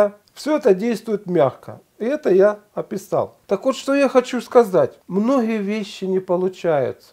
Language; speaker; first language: Russian; native; Russian